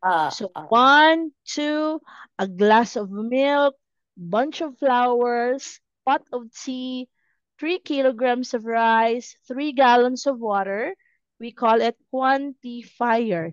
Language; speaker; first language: English; non-native, fluent; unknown